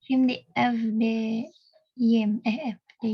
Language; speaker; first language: Turkish; non-native, learner; Indonesian